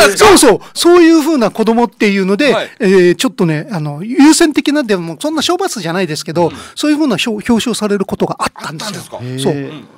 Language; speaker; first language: Japanese; native; Japanese